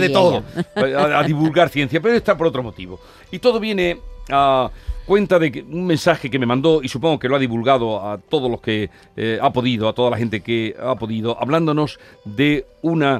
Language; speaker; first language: Spanish; native; Spanish